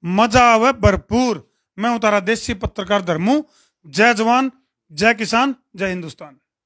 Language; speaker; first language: Hindi; native; Hindi